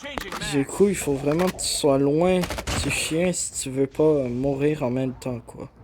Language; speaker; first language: French; native; French